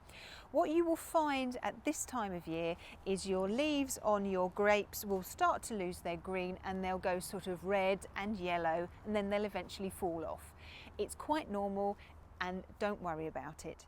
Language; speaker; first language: English; native; English